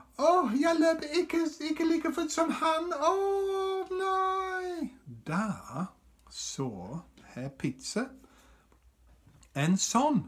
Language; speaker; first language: Norwegian; non-native, fluent; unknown